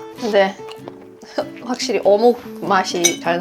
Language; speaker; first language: Korean; non-native, fluent; Swedish